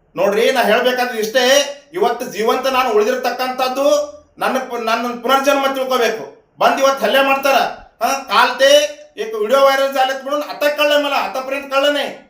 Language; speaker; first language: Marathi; non-native, local second language; Kannada